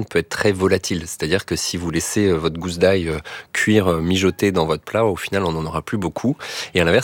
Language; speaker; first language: French; native; French